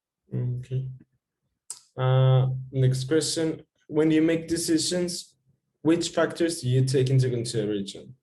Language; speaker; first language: English; non-native, fluent; Spanish